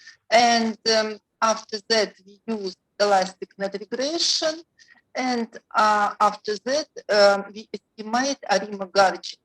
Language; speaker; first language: English; non-native, learner; Russian